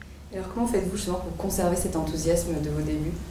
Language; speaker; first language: French; native; French